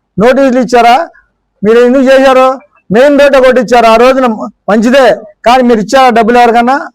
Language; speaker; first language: Telugu; native; Telugu